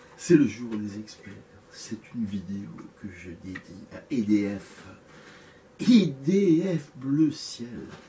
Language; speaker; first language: French; native; French